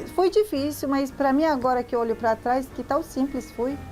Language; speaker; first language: Portuguese; non-native, learner; Arabic